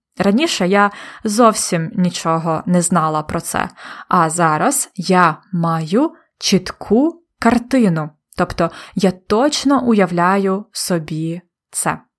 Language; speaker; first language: Ukrainian; native; Ukrainian